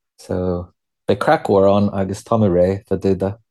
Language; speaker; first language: Irish; non-native, learner; English